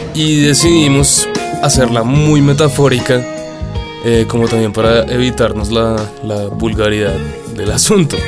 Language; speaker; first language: Spanish; native; Spanish